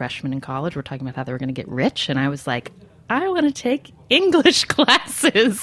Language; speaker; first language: English; native; English